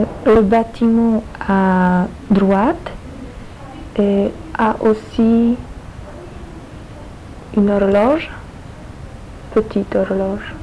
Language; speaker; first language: French; non-native, learner; Polish